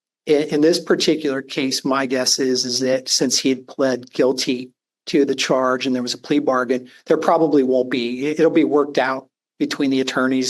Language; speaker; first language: English; native; English